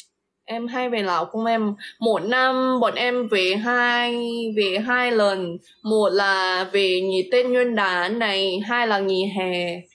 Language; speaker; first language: Vietnamese; non-native, fluent; Lao